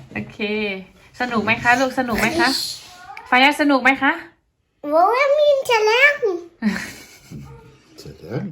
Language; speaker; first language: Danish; non-native, fluent; Thai